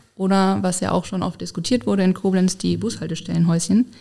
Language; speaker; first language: German; native; German